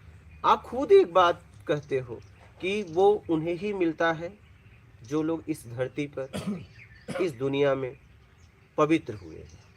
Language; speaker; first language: Hindi; native; Hindi